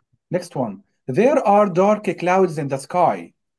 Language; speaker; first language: English; non-native, fluent; Arabic